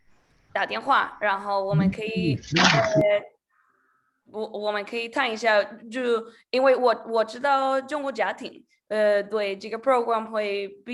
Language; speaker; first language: Chinese; non-native, learner; Spanish